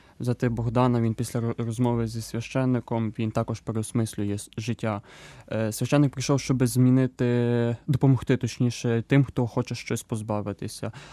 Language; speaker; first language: Ukrainian; native; Ukrainian